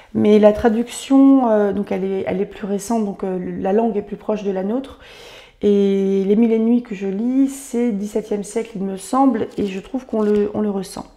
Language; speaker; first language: French; native; French